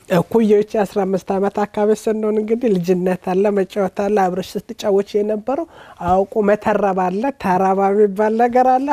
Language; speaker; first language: Amharic; native; Amharic